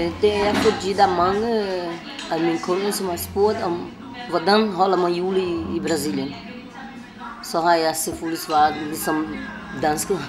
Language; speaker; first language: Danish; non-native, fluent; Portuguese